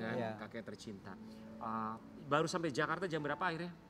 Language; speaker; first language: Indonesian; native; Indonesian